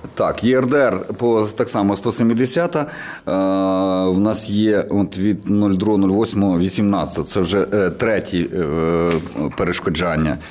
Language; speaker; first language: Ukrainian; non-native, local second language; Russian